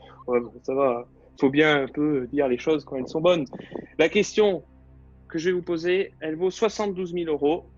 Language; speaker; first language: French; native; French